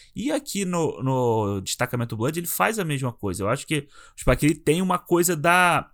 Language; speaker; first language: Portuguese; native; Portuguese